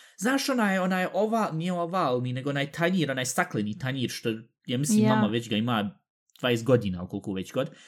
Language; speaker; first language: Bosnian; native; Bosnian